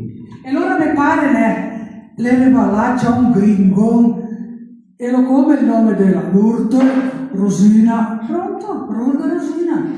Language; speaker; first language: Italian; non-native, local second language; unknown